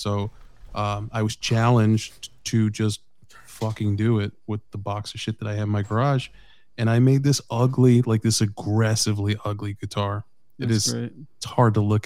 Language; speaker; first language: English; native; English